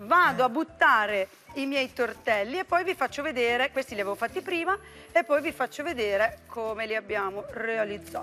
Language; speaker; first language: Italian; native; Italian